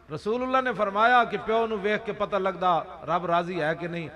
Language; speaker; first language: Urdu; non-native, local second language; Punjabi